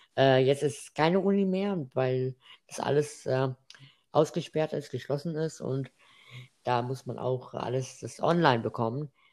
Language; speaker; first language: German; non-native, fluent; Arabic